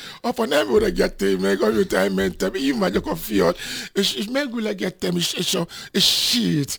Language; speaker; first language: Hungarian; non-native, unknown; Yoruba